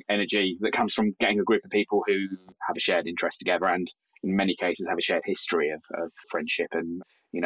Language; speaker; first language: English; native; English